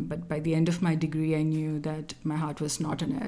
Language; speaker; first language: English; non-native, local second language; Malayalam